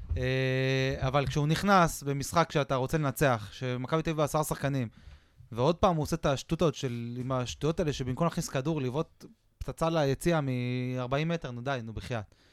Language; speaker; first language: Hebrew; native; Hebrew